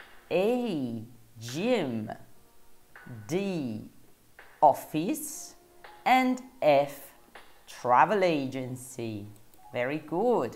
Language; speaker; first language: English; non-native, fluent; Italian